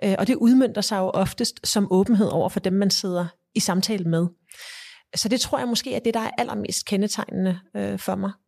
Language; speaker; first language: Danish; early bilingual, heritage; Danish